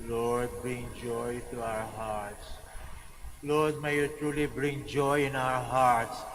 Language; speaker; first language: English; non-native, local second language; Filipino